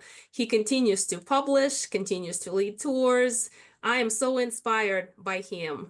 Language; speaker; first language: English; non-native, fluent; Russian